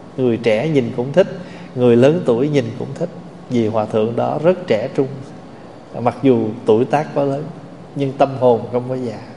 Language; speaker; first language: Vietnamese; native; Vietnamese